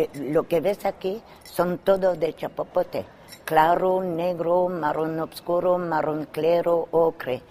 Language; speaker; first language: Spanish; non-native, fluent; French